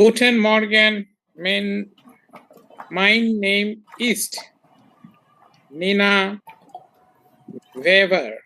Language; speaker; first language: German; non-native, learner; Bangla